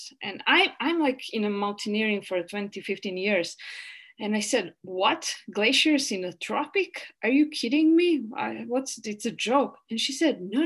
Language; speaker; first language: English; non-native, learner; Bosnian